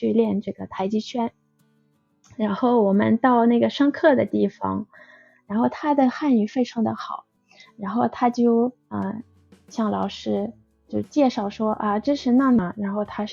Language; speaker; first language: Chinese; non-native, fluent; Russian